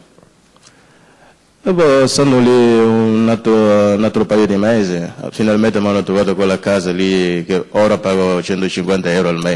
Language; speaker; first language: Italian; non-native, fluent; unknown